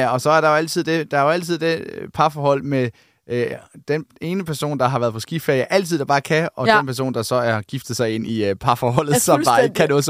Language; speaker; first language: Danish; native; Danish